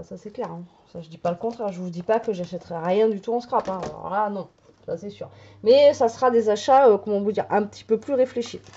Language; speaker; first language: French; native; French